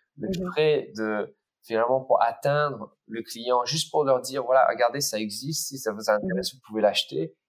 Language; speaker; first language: French; early bilingual, other home language; English